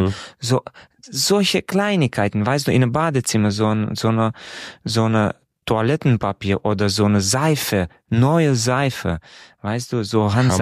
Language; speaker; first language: German; non-native, fluent; Romanian